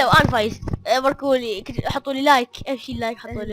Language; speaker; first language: Arabic; native; Arabic